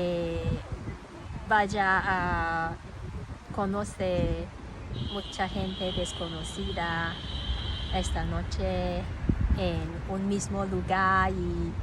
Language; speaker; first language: Spanish; non-native, learner; Cantonese